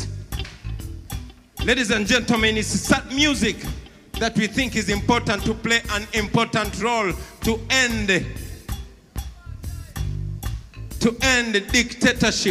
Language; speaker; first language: English; non-native, local second language; Ganda